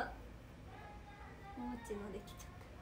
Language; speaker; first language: Japanese; native; Japanese